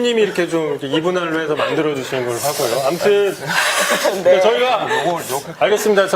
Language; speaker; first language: Korean; native; Korean